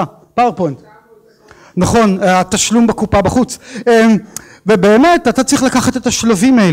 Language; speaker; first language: Hebrew; native; Hebrew